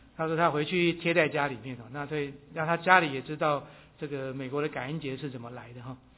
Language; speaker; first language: Chinese; native; Chinese